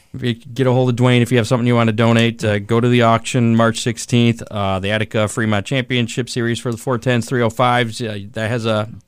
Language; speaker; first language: English; native; English